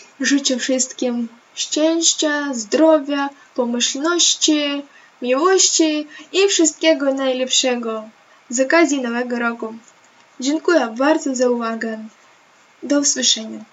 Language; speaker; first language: Polish; non-native, learner; Ukrainian